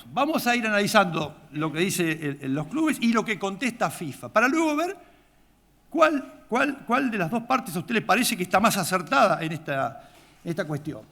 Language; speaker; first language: Spanish; native; Spanish